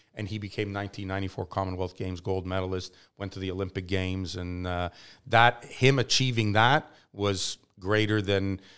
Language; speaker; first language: English; native; English